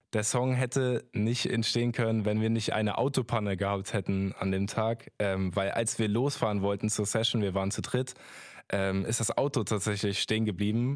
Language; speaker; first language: German; native; German